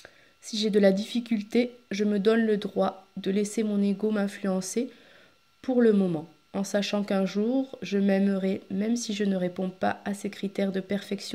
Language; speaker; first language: French; native; French